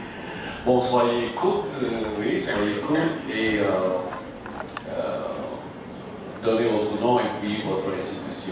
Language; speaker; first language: French; non-native, fluent; Indonesian